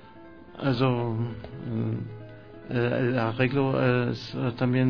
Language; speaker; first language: Spanish; non-native, learner; German